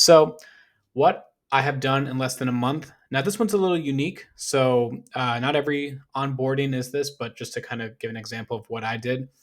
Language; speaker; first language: English; native; English